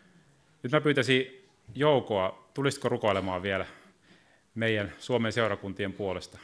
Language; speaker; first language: Finnish; native; Finnish